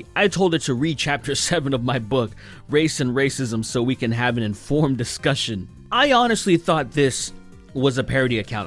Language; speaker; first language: English; native; English